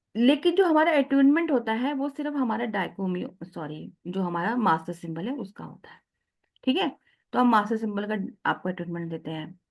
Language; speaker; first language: Hindi; native; Hindi